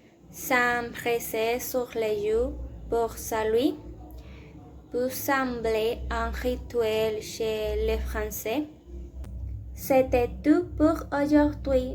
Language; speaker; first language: French; non-native, learner; Spanish